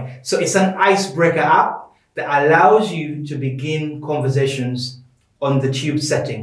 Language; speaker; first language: English; native; English